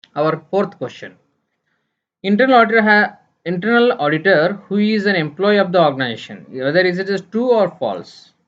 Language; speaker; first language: English; non-native, local second language; Kannada